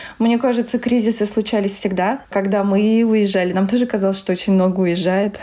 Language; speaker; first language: Russian; non-native, local second language; Tatar